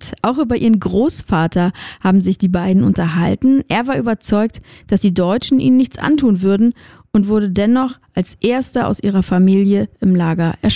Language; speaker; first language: German; native; German